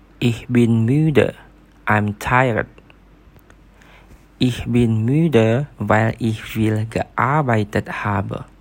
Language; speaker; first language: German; non-native, learner; English